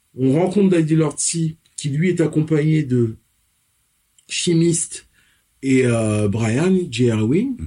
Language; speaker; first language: French; early bilingual, other home language; Fon